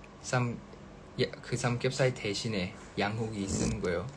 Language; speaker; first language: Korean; non-native, fluent; Thai